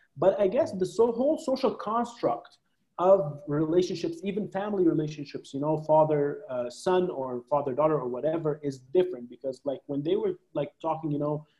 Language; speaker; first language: English; non-native, fluent; Arabic